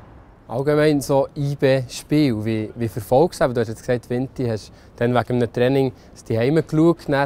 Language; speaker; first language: German; native; German